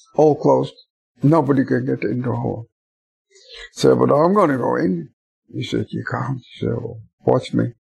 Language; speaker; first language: English; non-native, fluent; Dutch